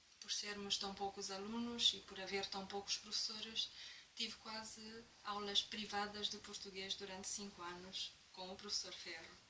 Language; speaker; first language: Portuguese; non-native, fluent; Romanian